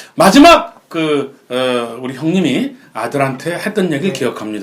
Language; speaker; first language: Korean; native; Korean